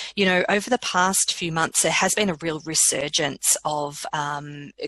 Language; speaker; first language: English; native; English